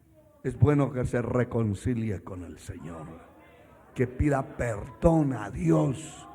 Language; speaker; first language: Spanish; native; Spanish